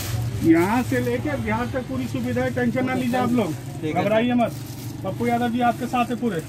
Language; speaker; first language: Hindi; native; Hindi